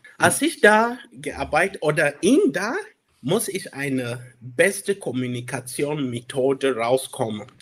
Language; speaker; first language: German; non-native, learner; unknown